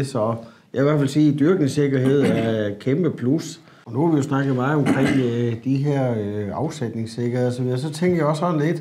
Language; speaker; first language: Danish; native; Danish